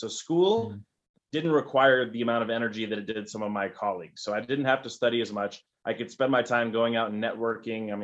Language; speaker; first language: English; native; English